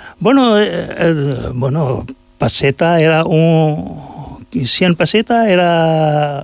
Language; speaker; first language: Spanish; non-native, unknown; Hindi